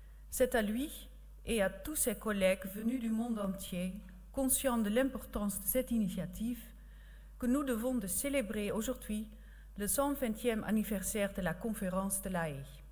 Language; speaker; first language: French; non-native, fluent; Dutch